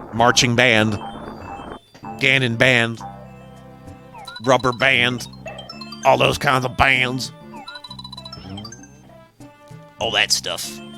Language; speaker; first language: English; native; English